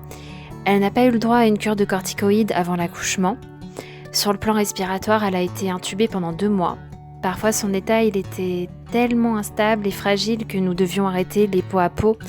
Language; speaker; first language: French; native; French